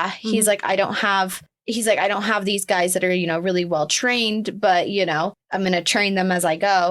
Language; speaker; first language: English; native; English